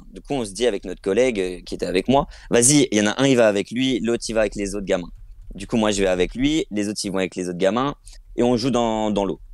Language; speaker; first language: French; native; French